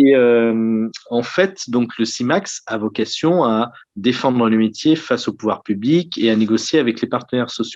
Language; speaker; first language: French; native; French